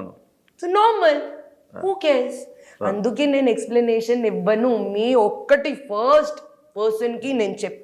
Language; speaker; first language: Telugu; non-native, learner; Hindi